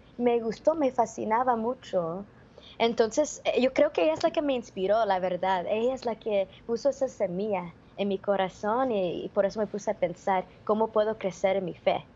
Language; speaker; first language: Spanish; early bilingual, heritage; Spanish